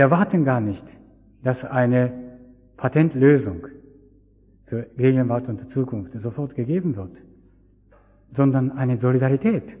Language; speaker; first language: German; non-native, fluent; Japanese